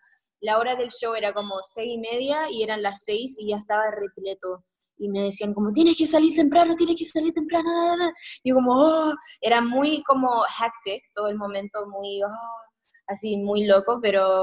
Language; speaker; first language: Spanish; early bilingual, heritage; Spanish